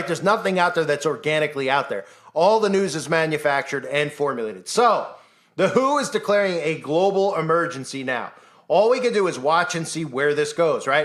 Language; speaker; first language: English; native; English